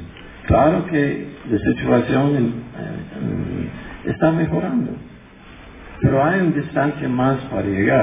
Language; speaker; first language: Spanish; non-native, fluent; English